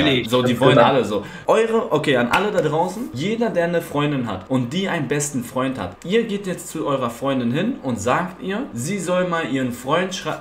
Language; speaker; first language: German; native; German